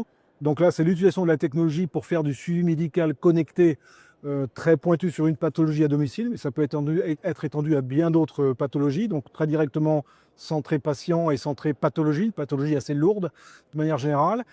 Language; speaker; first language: French; native; French